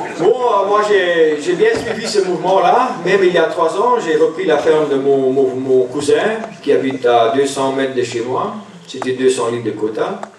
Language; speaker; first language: French; non-native, local second language; German